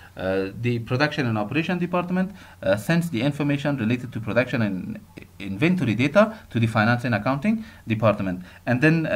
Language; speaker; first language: English; non-native, fluent; Persian